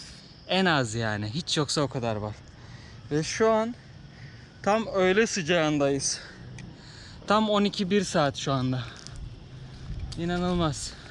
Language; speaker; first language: Turkish; native; Turkish